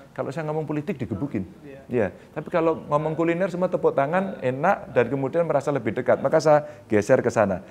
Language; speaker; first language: Indonesian; native; Indonesian